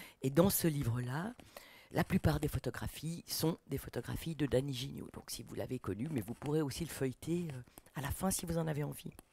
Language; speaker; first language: French; native; French